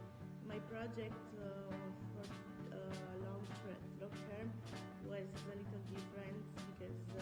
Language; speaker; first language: English; non-native, learner; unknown